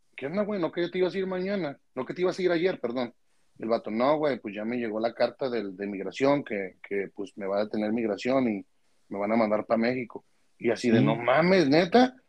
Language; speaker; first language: Spanish; early bilingual, heritage; Spanish